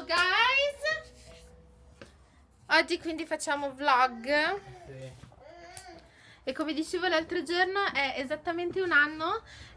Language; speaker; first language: Italian; non-native, fluent; Filipino